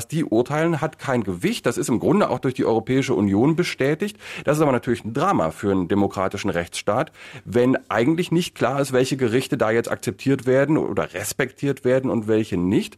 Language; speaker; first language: German; native; German